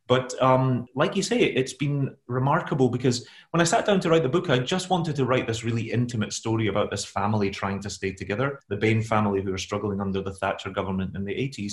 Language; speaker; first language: English; native; English